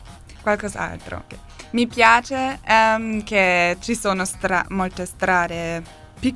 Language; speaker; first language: Italian; non-native, learner; German